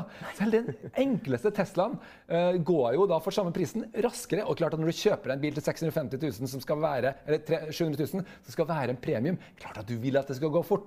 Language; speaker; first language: Norwegian; native; Norwegian